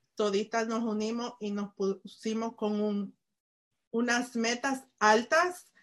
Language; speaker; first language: Spanish; early bilingual, heritage; Spanish